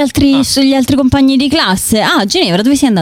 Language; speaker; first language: Italian; native; Italian